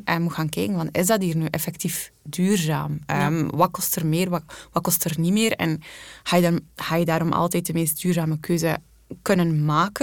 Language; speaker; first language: Dutch; native; Dutch